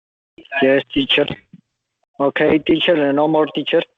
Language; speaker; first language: English; non-native, learner; Spanish